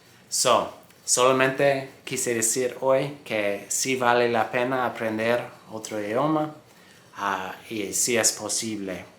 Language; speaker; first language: Spanish; non-native, fluent; English